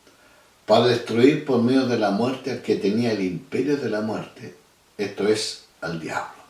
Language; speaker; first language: Spanish; native; Spanish